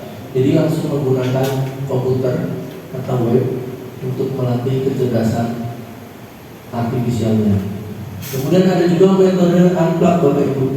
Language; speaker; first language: Indonesian; native; Indonesian